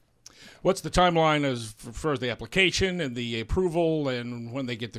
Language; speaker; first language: English; native; English